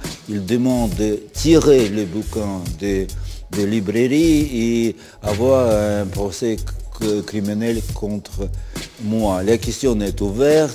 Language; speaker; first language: French; non-native, fluent; Russian